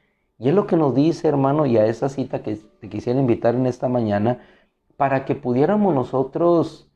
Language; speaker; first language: Spanish; native; Spanish